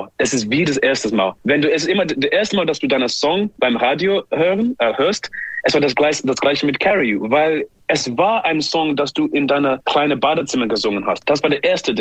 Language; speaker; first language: German; non-native, learner; English